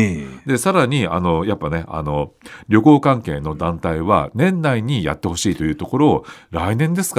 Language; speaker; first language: Japanese; native; Japanese